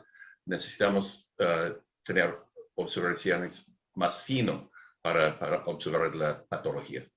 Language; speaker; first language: Spanish; non-native, learner; English